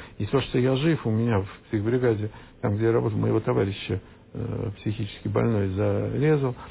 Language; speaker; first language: Russian; native; Russian